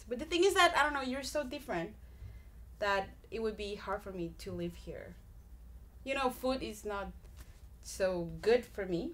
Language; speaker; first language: English; non-native, fluent; Spanish